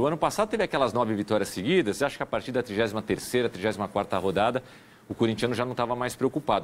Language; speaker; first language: Portuguese; native; Portuguese